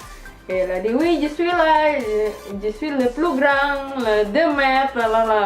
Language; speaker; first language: French; non-native, learner; Indonesian